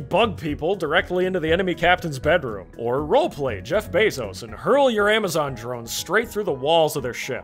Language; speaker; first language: English; native; English